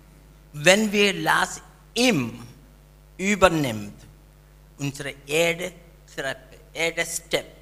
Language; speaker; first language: German; non-native, learner; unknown